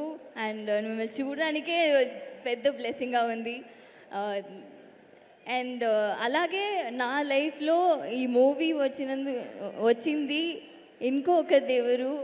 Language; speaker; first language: Telugu; non-native, local second language; Tamil